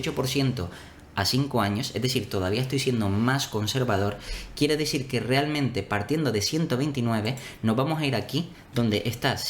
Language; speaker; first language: Spanish; native; Spanish